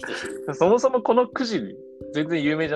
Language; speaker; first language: Japanese; native; Japanese